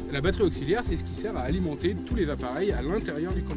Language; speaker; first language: French; native; French